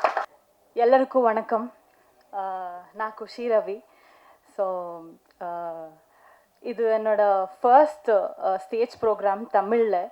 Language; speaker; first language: Tamil; non-native, learner; Kannada